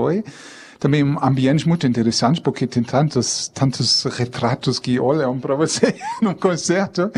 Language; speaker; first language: Portuguese; non-native, fluent; German